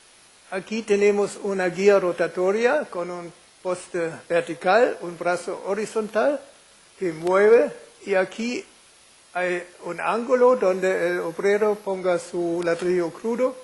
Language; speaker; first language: Spanish; non-native, fluent; German